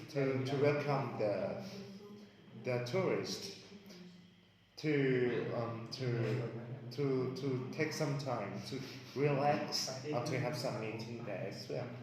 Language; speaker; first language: English; non-native, learner; Thai